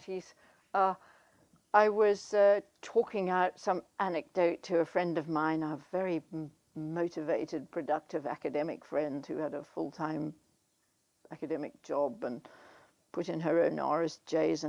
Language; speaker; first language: English; native; English